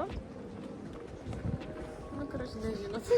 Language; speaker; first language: Lithuanian; non-native, local second language; Russian